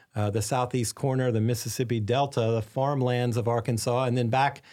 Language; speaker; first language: English; native; English